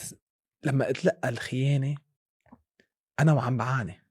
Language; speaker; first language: Arabic; native; Arabic